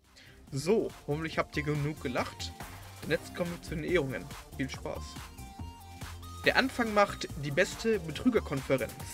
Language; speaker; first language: German; native; German